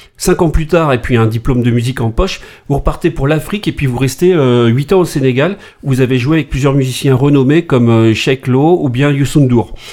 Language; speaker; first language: French; native; French